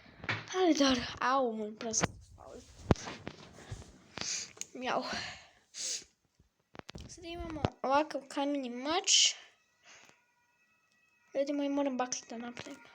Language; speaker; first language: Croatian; early bilingual, heritage; Croatian